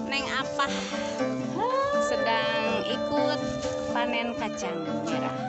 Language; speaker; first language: Indonesian; non-native, local second language; Sundanese